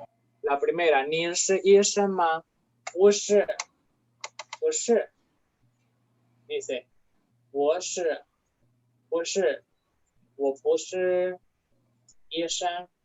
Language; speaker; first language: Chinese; non-native, fluent; Spanish